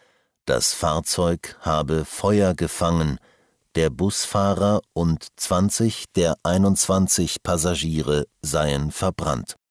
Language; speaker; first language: German; native; German